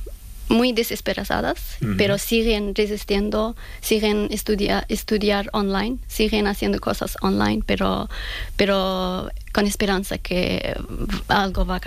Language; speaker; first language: Spanish; non-native, fluent; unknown